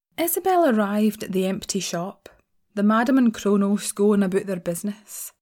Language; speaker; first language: English; native; English